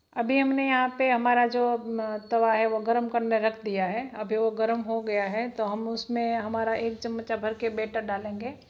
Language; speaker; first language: Hindi; non-native, local second language; Gujarati